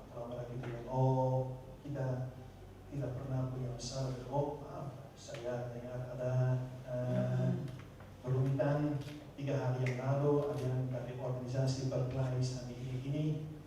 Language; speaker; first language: Indonesian; non-native, fluent; Dutch